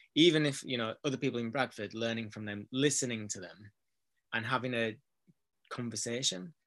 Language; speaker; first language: English; native; English